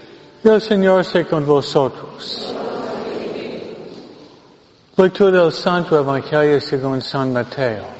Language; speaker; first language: Spanish; non-native, fluent; English